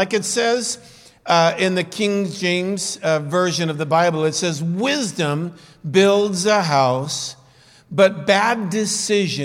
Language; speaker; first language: English; native; English